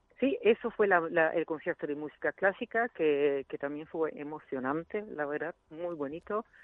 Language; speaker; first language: Spanish; non-native, fluent; Dutch